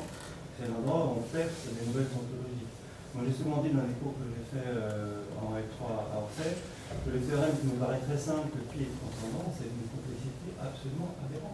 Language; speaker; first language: French; native; French